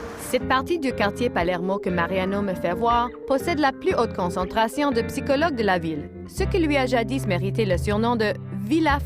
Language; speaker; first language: French; native; French